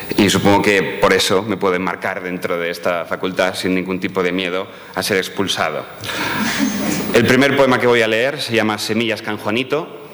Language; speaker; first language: Spanish; non-native, local second language; Catalan